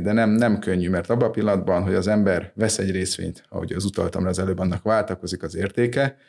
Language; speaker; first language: Hungarian; native; Hungarian